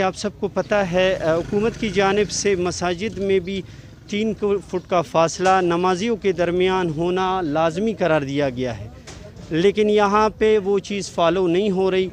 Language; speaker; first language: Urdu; non-native, local second language; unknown